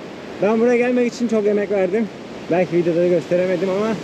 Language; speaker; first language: Turkish; native; Turkish